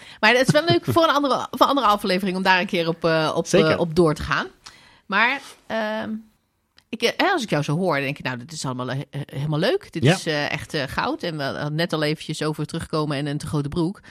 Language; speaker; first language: Dutch; native; Dutch